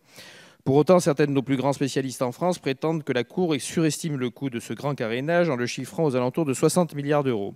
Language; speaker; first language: French; native; French